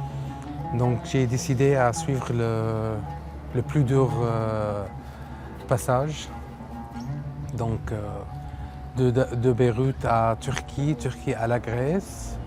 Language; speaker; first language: French; non-native, learner; Arabic